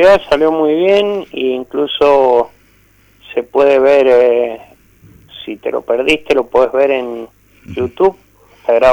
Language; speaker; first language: Spanish; native; Spanish